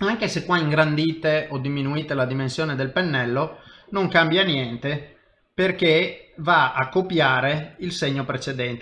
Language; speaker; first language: Italian; native; Italian